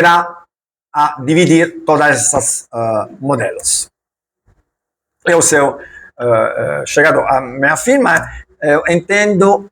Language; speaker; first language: Portuguese; non-native, learner; Italian